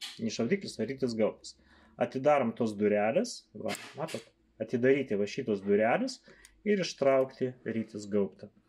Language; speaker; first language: Lithuanian; non-native, local second language; Russian